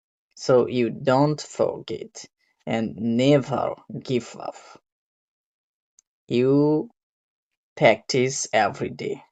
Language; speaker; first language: English; non-native, learner; Bangla